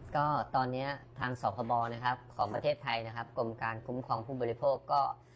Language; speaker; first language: Thai; native; Thai